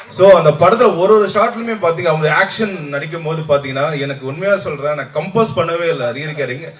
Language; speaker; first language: Tamil; native; Tamil